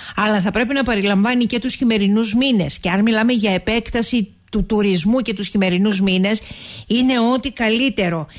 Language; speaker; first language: Greek; native; Greek